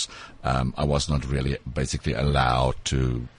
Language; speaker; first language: English; non-native, local second language; Afrikaans